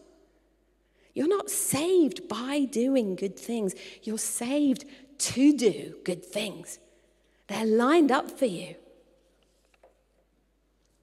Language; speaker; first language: English; native; English